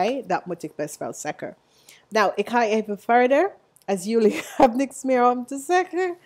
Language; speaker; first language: Dutch; non-native, learner; English